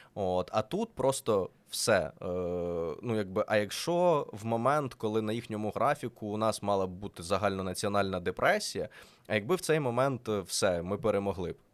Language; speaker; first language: Ukrainian; non-native, local second language; Russian